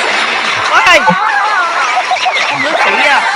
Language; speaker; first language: Chinese; early bilingual, heritage; Cantonese